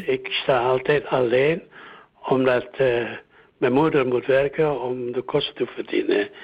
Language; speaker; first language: Dutch; early bilingual, other home language; Indonesian